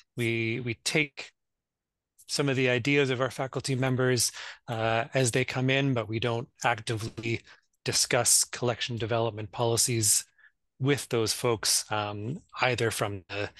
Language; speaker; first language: English; native; English